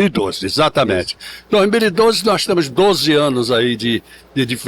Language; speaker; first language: Portuguese; native; Portuguese